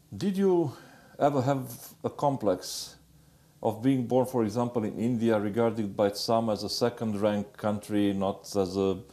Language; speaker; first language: English; non-native, fluent; Romanian